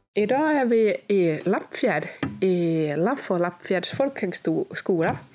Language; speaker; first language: Swedish; native; Swedish